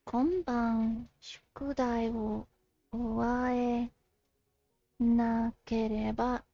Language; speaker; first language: Japanese; non-native, learner; English